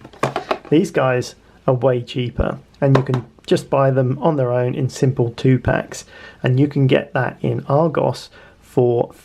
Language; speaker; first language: English; native; English